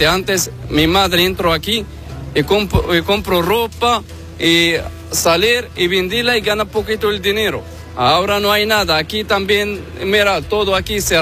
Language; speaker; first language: Spanish; non-native, learner; Arabic